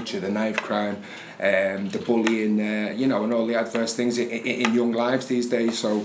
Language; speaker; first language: English; native; English